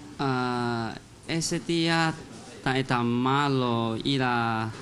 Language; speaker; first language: Spanish; non-native, learner; Chinese